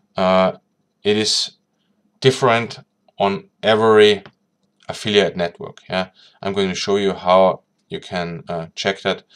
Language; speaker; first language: English; non-native, fluent; German